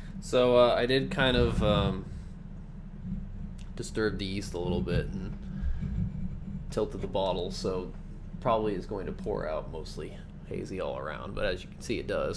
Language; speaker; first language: English; native; English